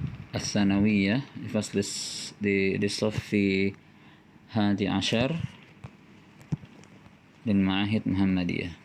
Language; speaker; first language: Arabic; non-native, fluent; Indonesian